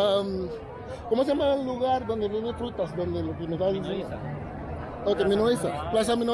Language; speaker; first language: Spanish; non-native, learner; English